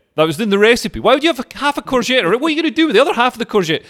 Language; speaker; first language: English; native; English